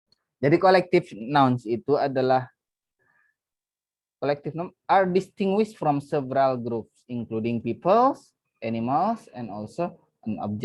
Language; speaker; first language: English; non-native, fluent; Indonesian